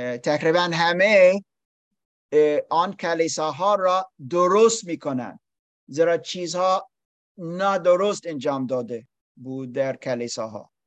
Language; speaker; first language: Persian; non-native, learner; English